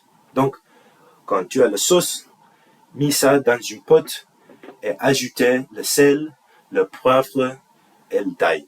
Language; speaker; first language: French; non-native, learner; English